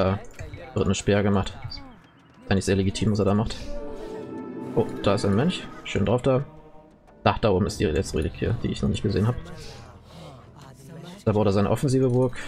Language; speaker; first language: German; native; German